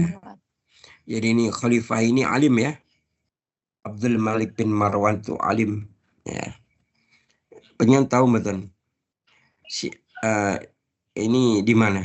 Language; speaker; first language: Indonesian; native; Indonesian